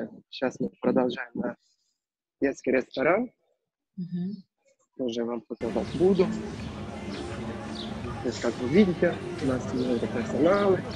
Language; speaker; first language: Russian; non-native, learner; Turkish